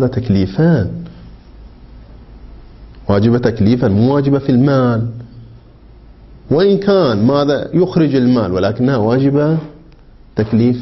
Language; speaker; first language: Arabic; native; Arabic